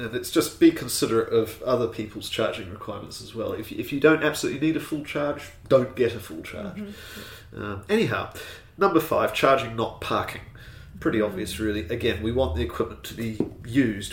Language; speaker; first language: English; native; English